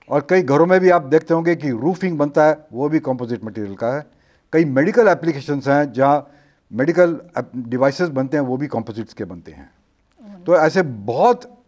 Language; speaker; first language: Hindi; non-native, local second language; Marathi